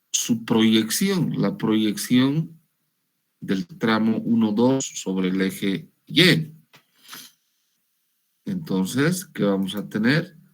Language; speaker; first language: Spanish; native; Spanish